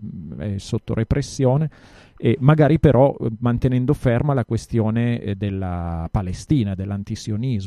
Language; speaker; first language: Italian; native; Italian